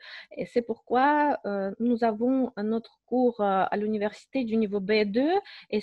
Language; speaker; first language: French; non-native, fluent; Russian